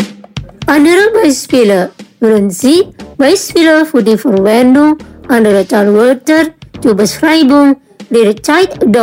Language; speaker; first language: German; non-native, learner; Indonesian